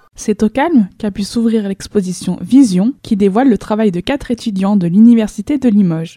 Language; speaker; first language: French; native; French